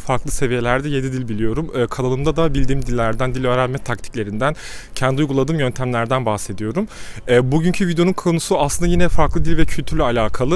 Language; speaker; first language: Turkish; native; Turkish